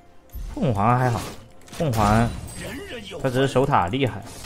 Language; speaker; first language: Chinese; native; Chinese